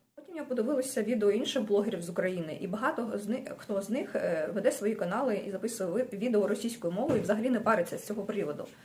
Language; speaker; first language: Ukrainian; non-native, local second language; Russian